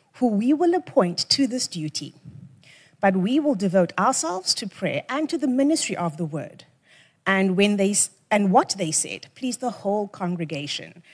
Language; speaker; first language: English; non-native, local second language; Xhosa